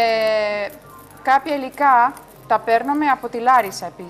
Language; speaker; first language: Greek; non-native, fluent; Spanish